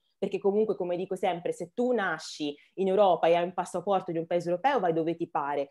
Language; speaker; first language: Italian; early bilingual, other home language; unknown